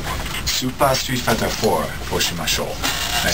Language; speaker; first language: Japanese; non-native, learner; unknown